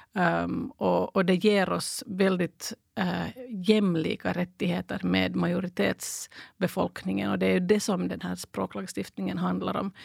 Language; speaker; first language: Swedish; native; Swedish